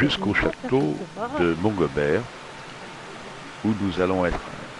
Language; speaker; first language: French; native; French